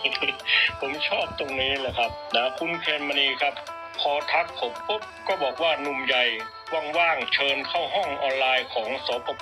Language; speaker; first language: Thai; native; Thai